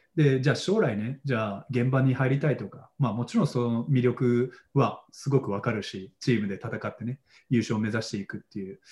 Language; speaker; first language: Japanese; native; Japanese